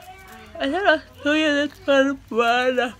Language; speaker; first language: Spanish; early bilingual, heritage; Spanish